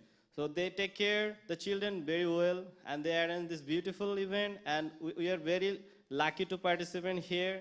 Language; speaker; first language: English; non-native, local second language; Bangla